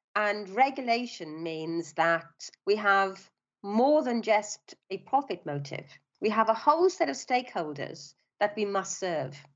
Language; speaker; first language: English; native; English